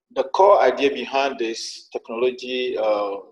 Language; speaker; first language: English; non-native, fluent; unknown